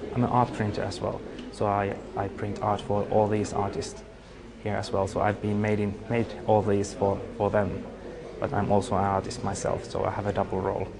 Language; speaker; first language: English; non-native, fluent; Finnish